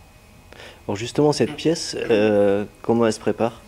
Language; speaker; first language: French; native; French